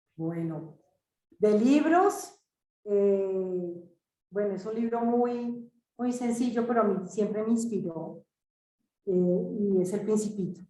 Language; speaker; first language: Spanish; native; Spanish